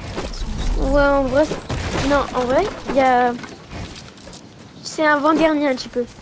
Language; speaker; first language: French; native; French